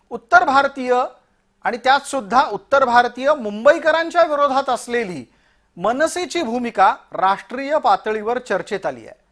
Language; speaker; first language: Marathi; native; Marathi